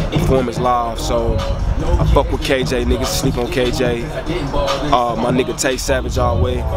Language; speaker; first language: English; native; English